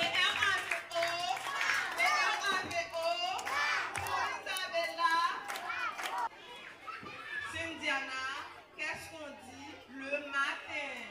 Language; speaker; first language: French; non-native, local second language; Haitian Creole